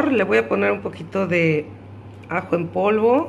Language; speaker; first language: Spanish; native; Spanish